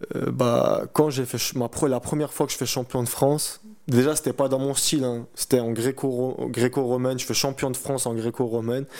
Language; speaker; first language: French; early bilingual, other home language; Chechen